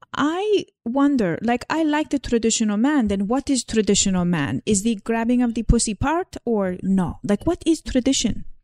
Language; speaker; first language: English; non-native, fluent; Slovenian